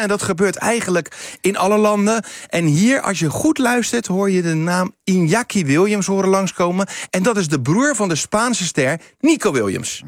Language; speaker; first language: Dutch; native; Dutch